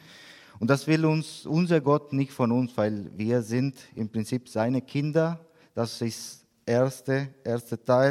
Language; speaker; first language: German; non-native, learner; Spanish